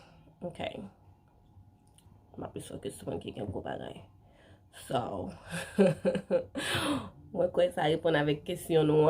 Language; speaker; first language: French; non-native, learner; Haitian Creole